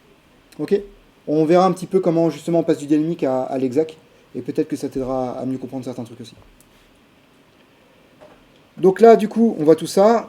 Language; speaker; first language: French; native; French